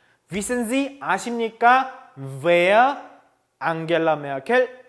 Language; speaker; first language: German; non-native, fluent; Korean